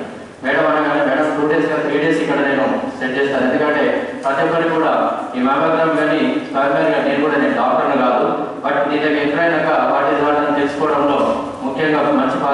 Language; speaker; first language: Telugu; native; Telugu